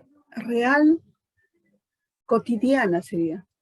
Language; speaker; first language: Spanish; native; Spanish